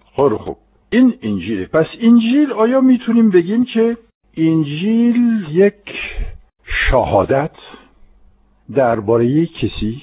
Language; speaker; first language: Persian; non-native, fluent; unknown